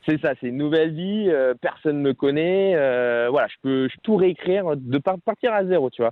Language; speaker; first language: French; native; French